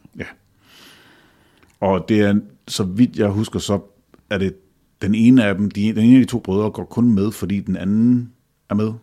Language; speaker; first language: Danish; native; Danish